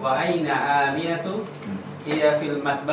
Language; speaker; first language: Arabic; non-native, learner; Indonesian